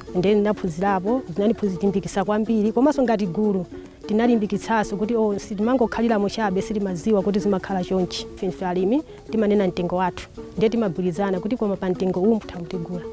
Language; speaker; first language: Nyanja; non-native, local second language; Tumbuka